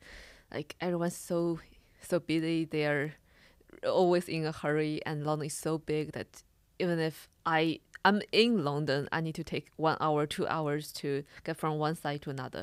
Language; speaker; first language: English; non-native, fluent; Chinese